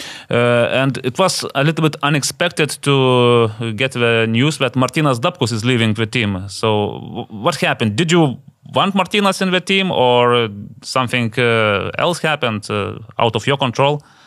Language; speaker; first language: English; non-native, fluent; Lithuanian